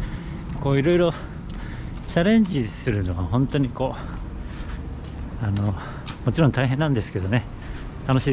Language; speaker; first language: Japanese; native; Japanese